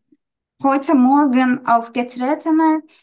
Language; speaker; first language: German; non-native, learner; Turkish